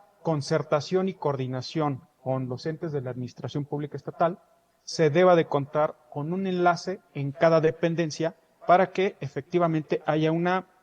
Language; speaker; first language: Spanish; native; Spanish